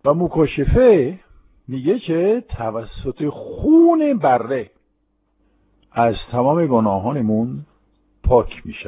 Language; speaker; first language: Persian; non-native, fluent; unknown